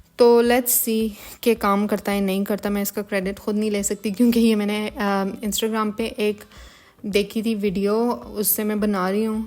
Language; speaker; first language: Urdu; native; Urdu